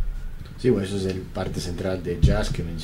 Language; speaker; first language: Spanish; native; Spanish